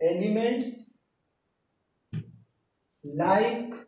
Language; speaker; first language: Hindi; native; Hindi